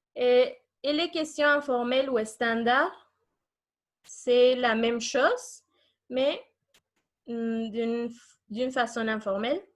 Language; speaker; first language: French; non-native, fluent; Spanish